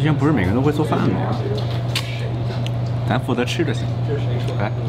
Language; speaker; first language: Chinese; native; Chinese